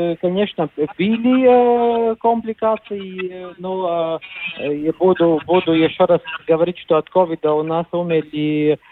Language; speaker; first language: Russian; non-native, local second language; Latvian